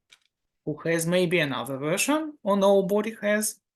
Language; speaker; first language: English; non-native, fluent; Russian